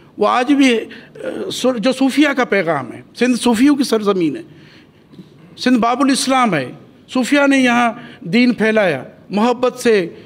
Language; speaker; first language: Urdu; non-native, local second language; Sindhi